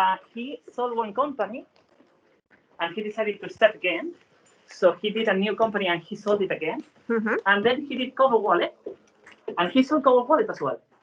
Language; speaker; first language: English; non-native, fluent; Spanish